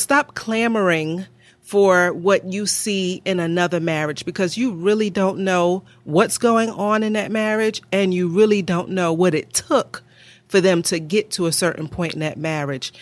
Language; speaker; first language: English; native; English